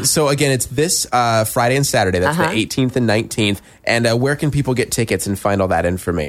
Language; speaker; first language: English; native; English